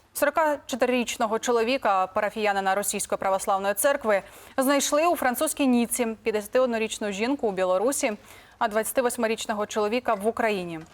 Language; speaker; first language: Ukrainian; native; Ukrainian